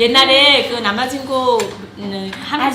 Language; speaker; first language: Korean; non-native, learner; Vietnamese